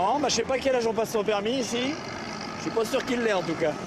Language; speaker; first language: French; native; French